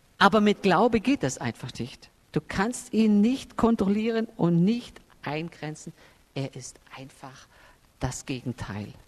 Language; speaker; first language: German; native; German